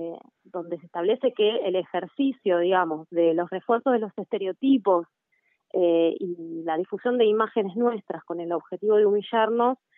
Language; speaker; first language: Spanish; native; Spanish